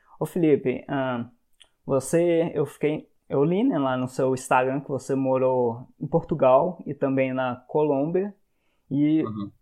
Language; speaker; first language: Portuguese; native; Portuguese